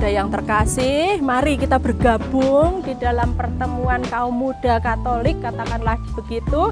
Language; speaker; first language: Indonesian; non-native, local second language; Javanese